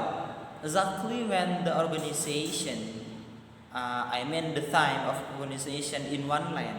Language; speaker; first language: English; non-native, learner; Madurese